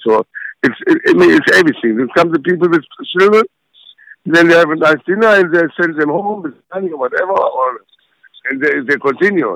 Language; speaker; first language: English; non-native, fluent; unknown